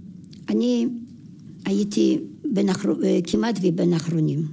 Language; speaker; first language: Hebrew; non-native, fluent; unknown